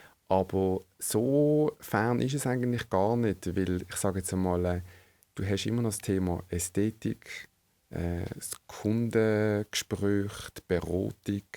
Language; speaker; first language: German; native; German